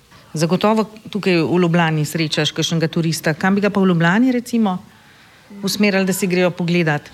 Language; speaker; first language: Slovenian; native; Slovenian